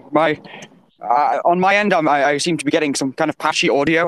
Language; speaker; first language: English; native; English